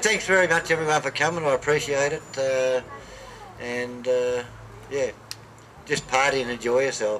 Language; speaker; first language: English; native; English